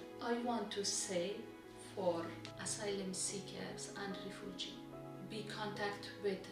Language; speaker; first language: English; non-native, learner; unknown